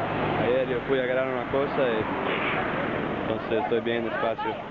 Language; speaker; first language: Spanish; non-native, learner; English